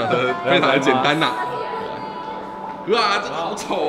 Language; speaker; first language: Chinese; native; Chinese